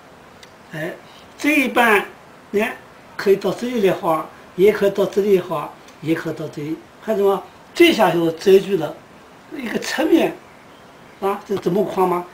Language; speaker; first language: Chinese; native; Chinese